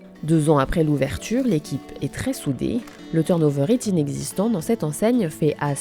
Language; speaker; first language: French; native; French